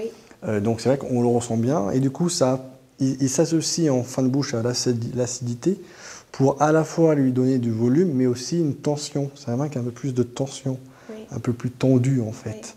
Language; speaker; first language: French; native; French